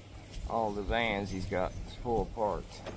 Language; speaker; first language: English; native; English